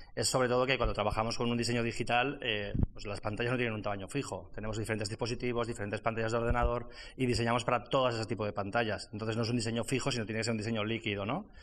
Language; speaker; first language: Spanish; non-native, fluent; French